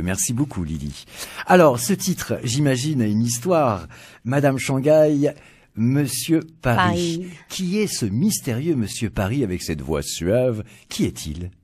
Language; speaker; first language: French; native; French